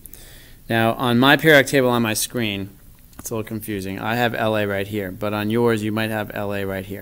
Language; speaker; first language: English; native; English